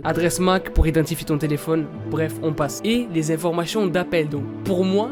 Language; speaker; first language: French; native; French